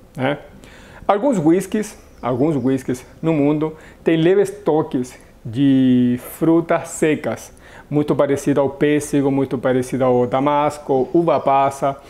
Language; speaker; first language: Portuguese; non-native, fluent; Spanish